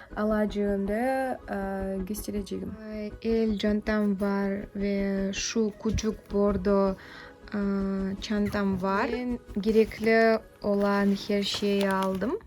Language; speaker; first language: Turkish; non-native, learner; Kazakh